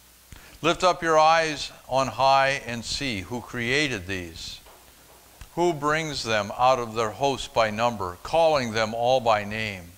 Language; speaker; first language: English; native; English